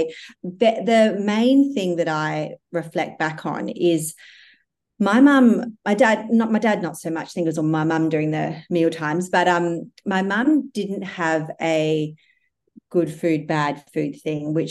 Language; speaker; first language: English; native; English